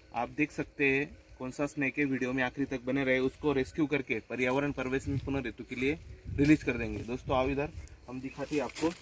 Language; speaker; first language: Hindi; non-native, local second language; Marathi